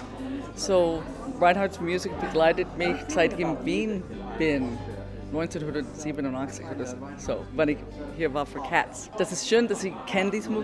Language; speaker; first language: German; non-native, learner; English